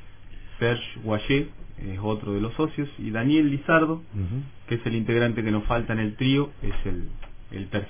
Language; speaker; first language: Spanish; native; Spanish